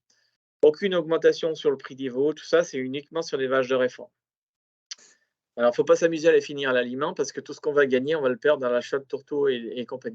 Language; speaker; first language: French; native; French